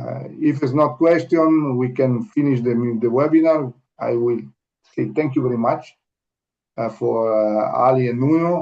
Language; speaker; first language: English; non-native, learner; Italian